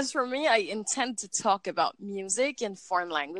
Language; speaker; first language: English; non-native, local second language; Filipino